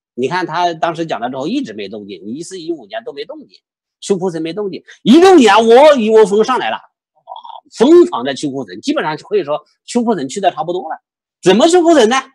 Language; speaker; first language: Chinese; native; Chinese